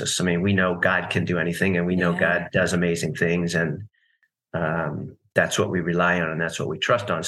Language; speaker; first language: English; native; English